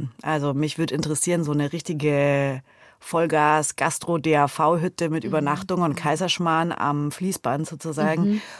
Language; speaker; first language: German; native; German